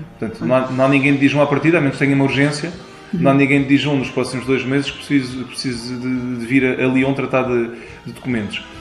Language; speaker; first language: Portuguese; early bilingual, heritage; Portuguese